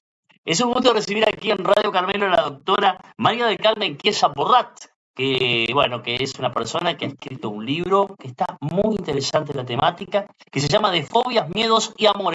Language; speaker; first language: Spanish; native; Spanish